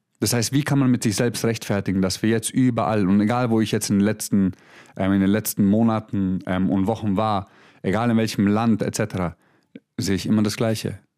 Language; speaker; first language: German; early bilingual, other home language; Croatian